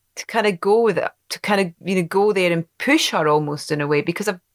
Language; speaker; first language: English; native; English